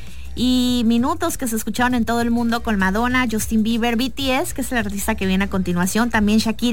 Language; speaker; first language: Spanish; native; Spanish